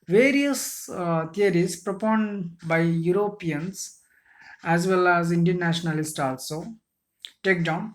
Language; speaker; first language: English; non-native, local second language; Kannada